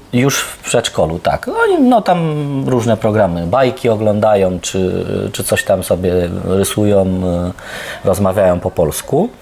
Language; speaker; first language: Polish; early bilingual, heritage; Polish